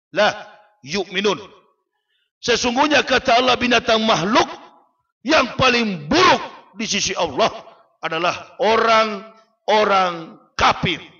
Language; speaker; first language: Malay; native; Malay